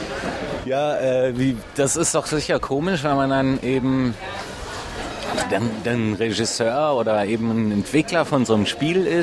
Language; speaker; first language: German; native; German